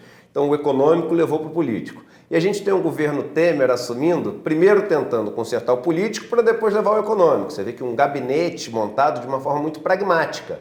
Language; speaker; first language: Portuguese; native; Portuguese